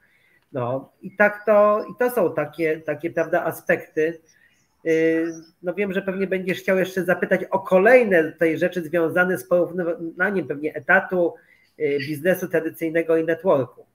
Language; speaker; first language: Polish; native; Polish